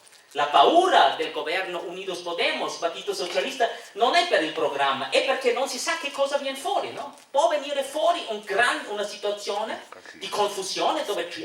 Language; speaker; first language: Italian; non-native, fluent; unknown